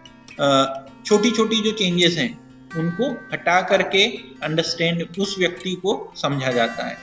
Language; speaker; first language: Hindi; native; Hindi